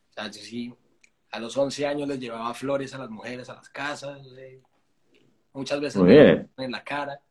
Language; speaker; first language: Spanish; native; Spanish